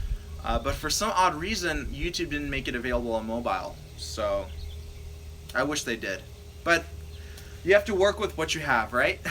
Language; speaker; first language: English; native; English